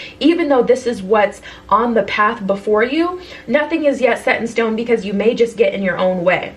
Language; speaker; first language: English; native; English